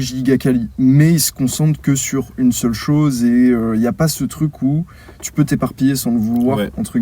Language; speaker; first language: French; native; French